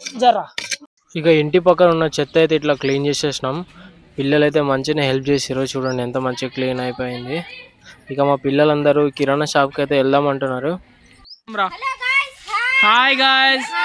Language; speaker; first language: Telugu; native; Telugu